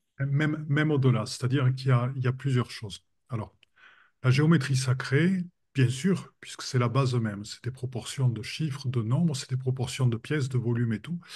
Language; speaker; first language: French; native; French